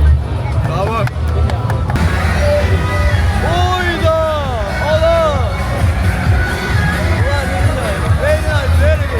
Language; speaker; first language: English; non-native, learner; Azerbaijani